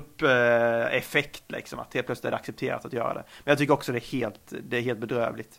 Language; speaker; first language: Swedish; native; Swedish